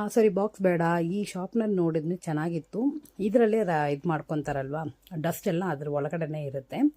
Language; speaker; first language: Kannada; non-native, local second language; Tamil